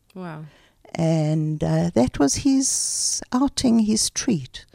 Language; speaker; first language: English; native; English